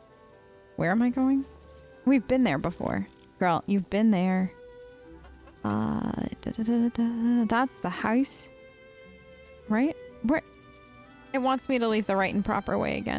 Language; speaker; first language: English; native; English